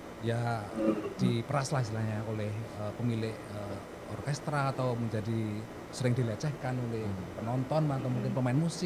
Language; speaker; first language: Indonesian; native; Indonesian